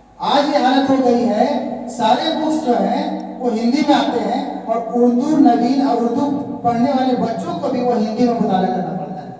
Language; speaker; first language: Urdu; native; Urdu